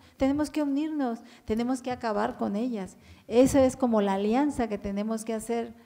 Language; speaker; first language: Spanish; native; Spanish